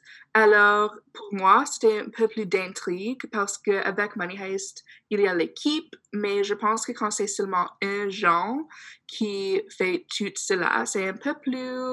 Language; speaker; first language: French; non-native, fluent; English